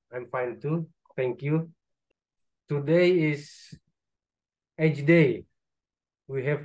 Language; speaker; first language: English; non-native, learner; Indonesian